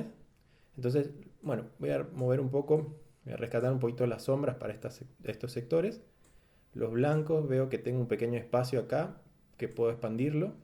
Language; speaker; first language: Spanish; native; Spanish